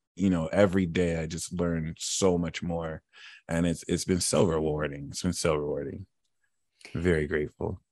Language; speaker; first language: English; early bilingual, other home language; Yoruba